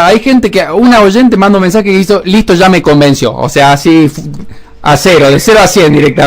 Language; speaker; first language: Spanish; native; Spanish